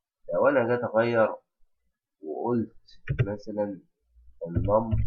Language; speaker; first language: Arabic; native; Arabic